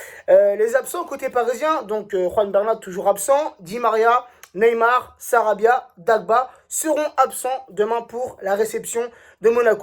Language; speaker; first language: French; native; French